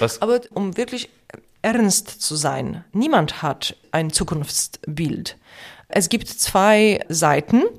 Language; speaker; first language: German; non-native, fluent; Polish